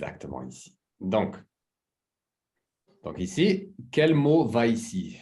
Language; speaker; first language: French; native; French